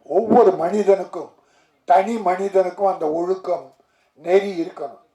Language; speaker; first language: Tamil; native; Tamil